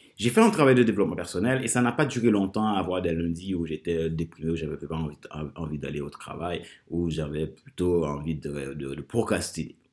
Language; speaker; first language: French; non-native, local second language; Haitian Creole